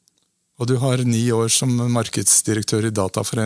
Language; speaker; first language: Norwegian; native; Norwegian